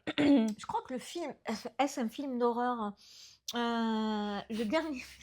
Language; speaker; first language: French; non-native, local second language; Arabic